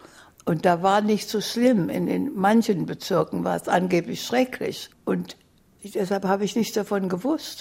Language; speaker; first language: German; native; German